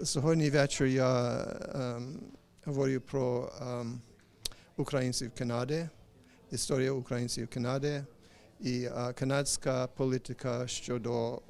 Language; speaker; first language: Ukrainian; non-native, learner; English